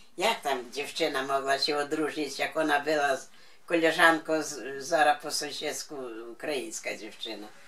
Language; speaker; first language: Polish; non-native, local second language; Ukrainian